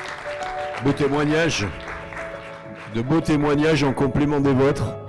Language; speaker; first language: French; native; French